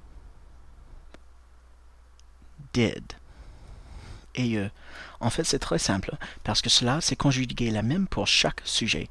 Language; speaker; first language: French; non-native, fluent; English